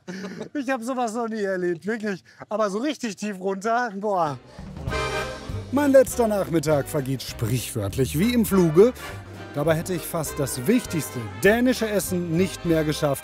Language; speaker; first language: German; native; German